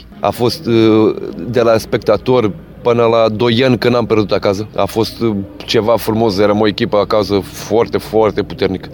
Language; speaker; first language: Romanian; non-native, fluent; Portuguese